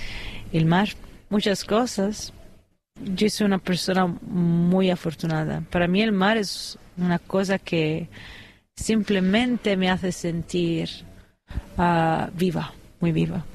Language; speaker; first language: Spanish; non-native, fluent; Italian